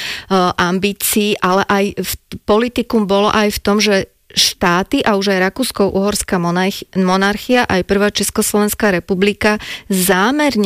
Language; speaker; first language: Slovak; native; Slovak